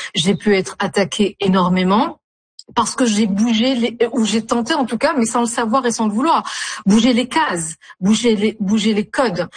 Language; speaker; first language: French; non-native, local second language; Arabic